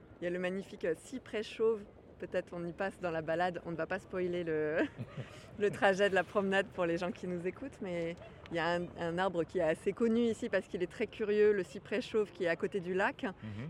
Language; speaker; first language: French; native; French